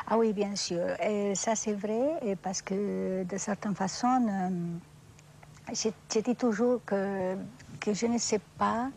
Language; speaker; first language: French; non-native, fluent; Spanish